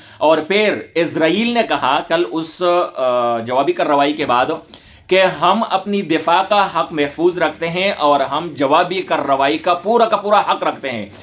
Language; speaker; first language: Urdu; non-native, local second language; Pashto